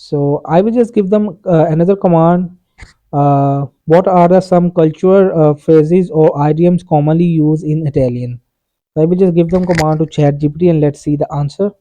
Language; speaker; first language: English; non-native, local second language; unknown